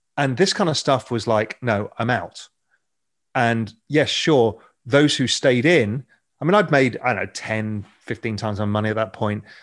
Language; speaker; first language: English; native; English